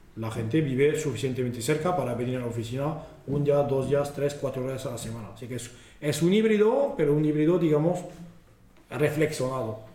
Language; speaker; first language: Spanish; non-native, fluent; French